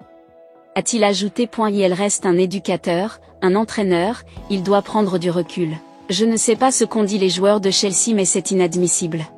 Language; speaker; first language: French; native; French